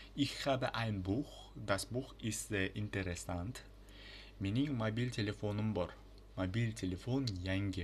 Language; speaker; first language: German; non-native, fluent; Uzbek